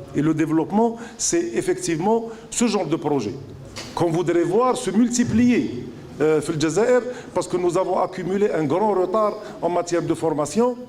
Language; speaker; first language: French; non-native, local second language; Arabic